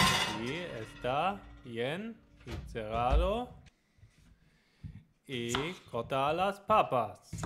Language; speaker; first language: Spanish; non-native, learner; German